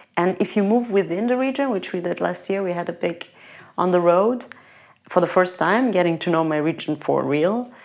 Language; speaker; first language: English; non-native, fluent; Italian